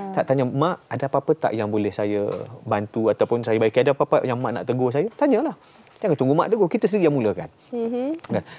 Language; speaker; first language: Malay; native; Malay